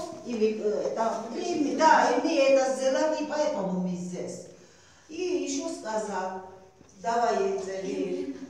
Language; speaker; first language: Russian; non-native, fluent; Georgian